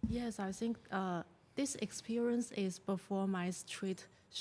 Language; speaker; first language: English; non-native, learner; Chinese